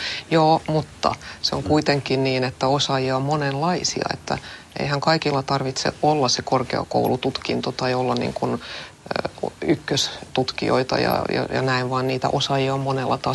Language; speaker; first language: Finnish; non-native, local second language; Swedish